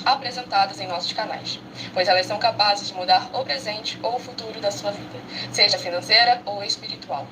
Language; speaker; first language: Portuguese; native; Portuguese